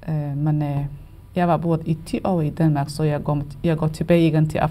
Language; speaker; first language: Danish; non-native, learner; Somali